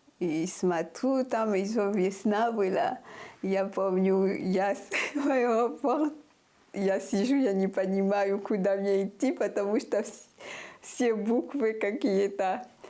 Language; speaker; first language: Russian; non-native, fluent; French